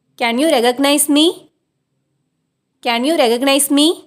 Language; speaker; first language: English; non-native, local second language; Tamil